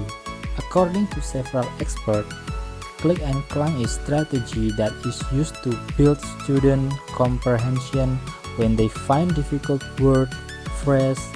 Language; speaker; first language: English; non-native, learner; Indonesian